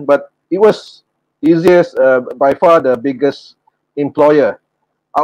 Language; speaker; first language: English; non-native, local second language; Malay